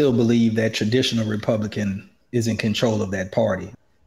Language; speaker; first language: English; native; English